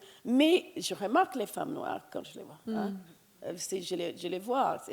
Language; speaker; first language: French; non-native, fluent; English